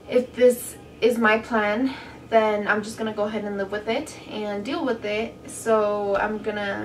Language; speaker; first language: English; native; English